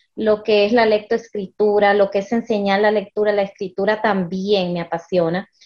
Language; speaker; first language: Spanish; early bilingual, heritage; Spanish